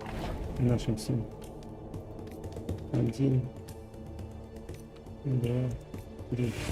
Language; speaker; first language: Russian; native; Russian